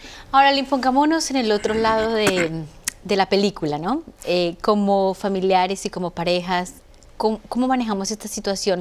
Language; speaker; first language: Spanish; native; Spanish